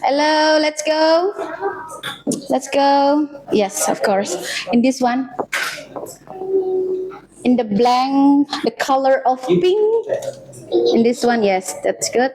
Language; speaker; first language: English; non-native, learner; Indonesian